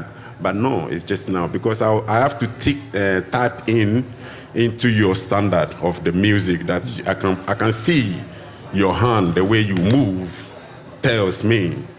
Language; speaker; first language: English; non-native, local second language; Ga